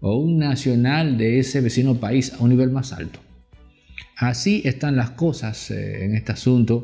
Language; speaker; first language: Spanish; native; Spanish